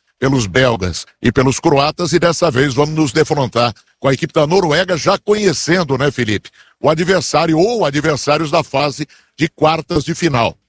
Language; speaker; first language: Portuguese; native; Portuguese